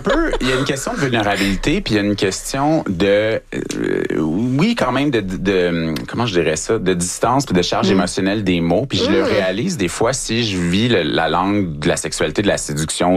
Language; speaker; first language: French; native; French